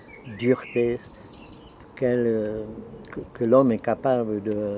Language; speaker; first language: French; non-native, fluent; Czech